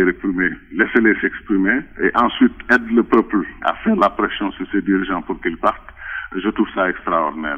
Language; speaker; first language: French; non-native, local second language; Wolof